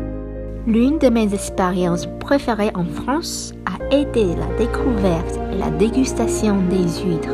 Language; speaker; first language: French; non-native, fluent; Chinese